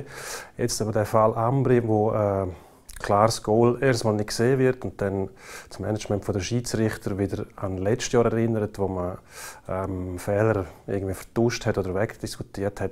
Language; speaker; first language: German; native; German